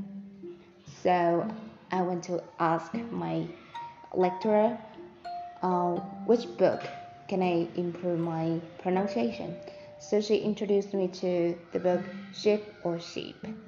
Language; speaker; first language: English; non-native, fluent; Vietnamese